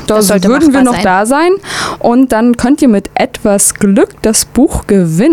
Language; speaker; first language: German; native; German